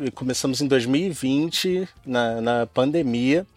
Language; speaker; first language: Portuguese; native; Portuguese